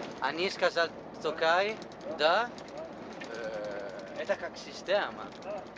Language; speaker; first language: Russian; non-native, learner; Italian